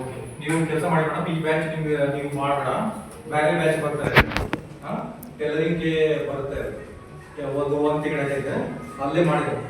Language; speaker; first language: Kannada; non-native, local second language; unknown